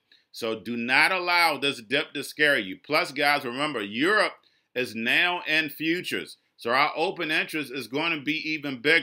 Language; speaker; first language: English; native; English